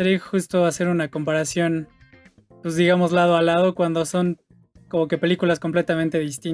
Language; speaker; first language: Spanish; native; Spanish